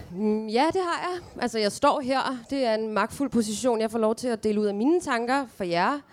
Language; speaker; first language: Danish; early bilingual, other home language; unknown